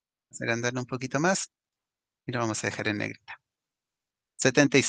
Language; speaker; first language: Spanish; native; Spanish